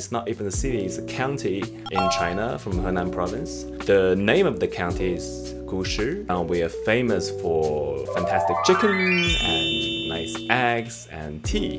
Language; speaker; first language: English; non-native, fluent; Chinese